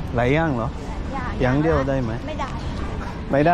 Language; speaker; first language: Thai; non-native, fluent; Korean